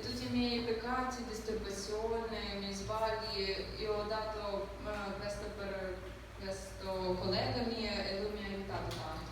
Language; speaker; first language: Italian; non-native, learner; Ukrainian